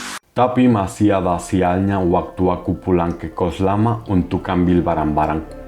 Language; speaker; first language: Indonesian; non-native, fluent; Spanish